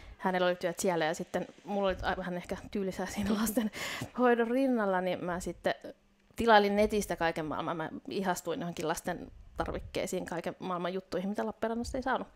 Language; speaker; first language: Finnish; native; Finnish